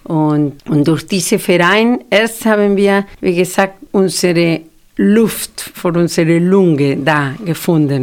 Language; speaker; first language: German; non-native, fluent; Spanish